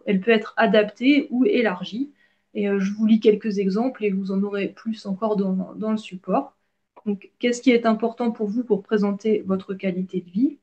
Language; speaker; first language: French; native; French